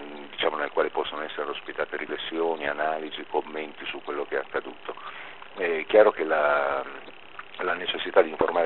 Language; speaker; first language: Italian; native; Italian